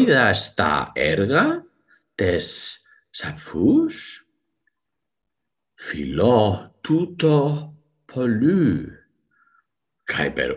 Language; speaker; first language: Greek; non-native, learner; English